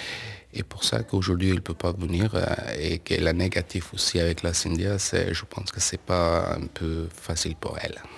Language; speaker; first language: French; non-native, learner; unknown